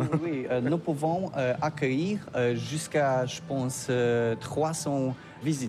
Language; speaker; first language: French; non-native, learner; Polish